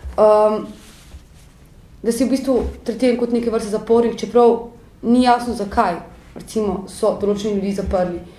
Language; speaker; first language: Slovenian; native; Slovenian